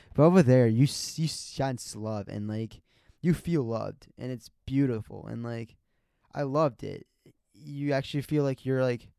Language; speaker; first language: English; early bilingual, other home language; Spanish